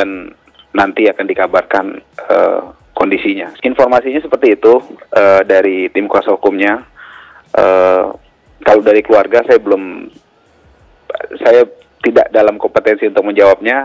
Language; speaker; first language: Indonesian; native; Indonesian